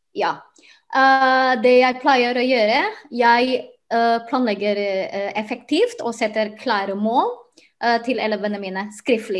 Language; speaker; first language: Norwegian; non-native, fluent; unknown